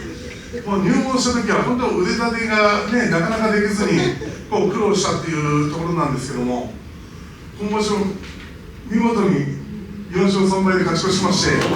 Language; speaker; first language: Japanese; native; Japanese